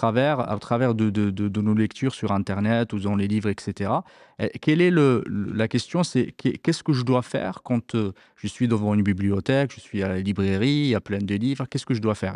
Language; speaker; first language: French; native; French